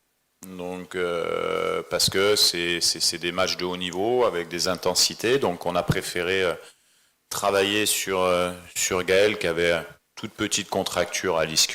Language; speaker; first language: French; native; French